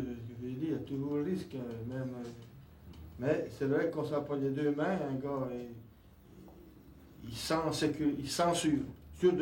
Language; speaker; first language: French; native; French